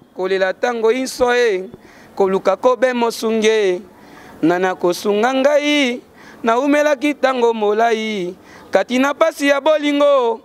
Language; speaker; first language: Lingala; native; Lingala